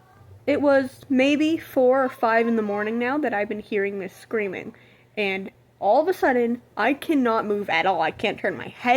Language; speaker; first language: English; native; English